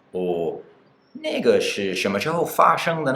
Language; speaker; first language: Chinese; non-native, fluent; English